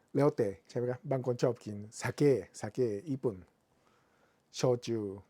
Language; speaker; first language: Thai; non-native, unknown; Japanese